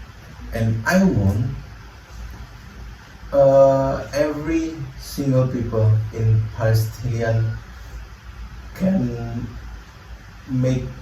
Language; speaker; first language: English; non-native, learner; Indonesian